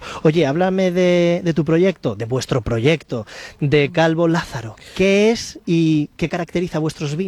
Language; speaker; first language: Spanish; native; Spanish